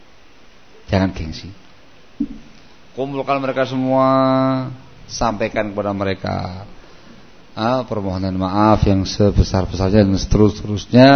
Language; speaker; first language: Indonesian; non-native, local second language; Javanese